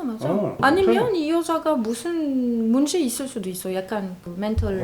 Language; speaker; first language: Korean; non-native, fluent; Arabic